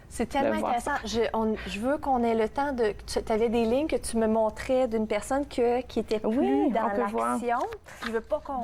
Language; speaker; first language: French; native; French